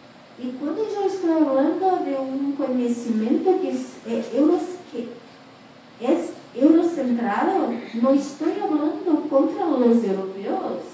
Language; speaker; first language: Spanish; non-native, fluent; Portuguese